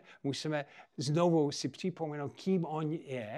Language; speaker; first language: Czech; non-native, fluent; English